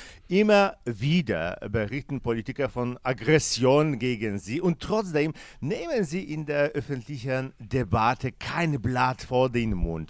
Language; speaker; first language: German; non-native, fluent; Polish